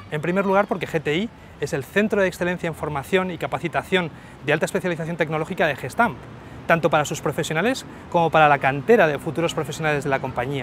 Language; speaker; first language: Spanish; native; Spanish